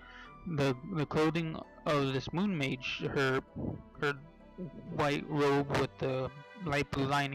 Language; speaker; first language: English; native; English